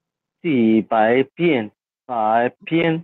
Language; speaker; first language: Chinese; non-native, learner; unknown